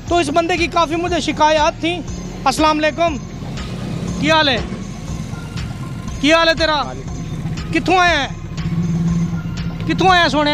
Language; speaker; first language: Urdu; non-native, local second language; Punjabi